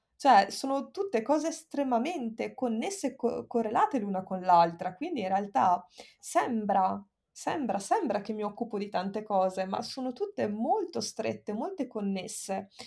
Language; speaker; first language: Italian; native; Italian